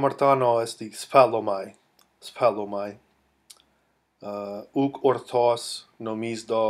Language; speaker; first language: Greek; non-native, fluent; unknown